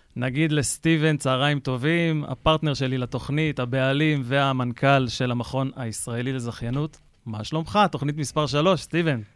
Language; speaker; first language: Hebrew; native; Hebrew